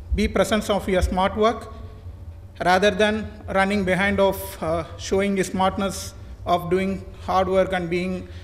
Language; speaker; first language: English; non-native, local second language; Tamil